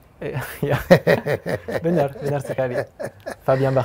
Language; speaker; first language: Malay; non-native, fluent; French